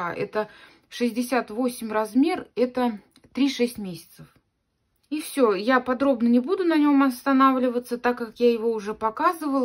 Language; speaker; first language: Russian; native; Russian